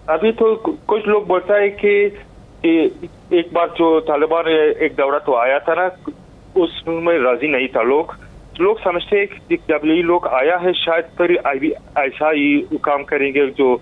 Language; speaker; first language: Hindi; non-native, learner; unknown